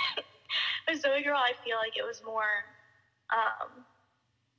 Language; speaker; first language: English; native; English